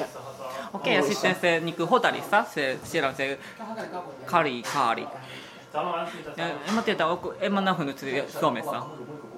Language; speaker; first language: Finnish; non-native, learner; Japanese